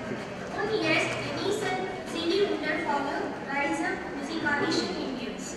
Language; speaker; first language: German; non-native, fluent; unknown